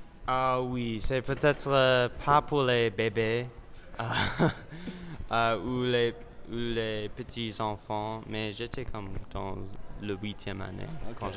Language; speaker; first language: French; non-native, learner; English